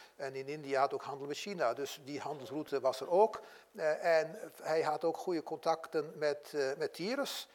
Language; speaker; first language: Dutch; native; Dutch